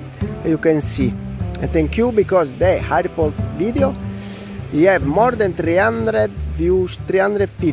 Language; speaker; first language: English; non-native, learner; Italian